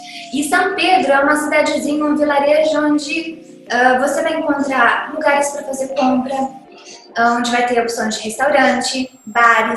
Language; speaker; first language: Portuguese; native; Portuguese